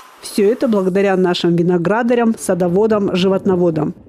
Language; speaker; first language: Russian; native; Russian